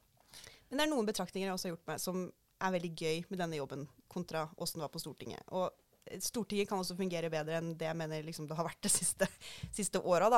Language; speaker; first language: Norwegian; native; Norwegian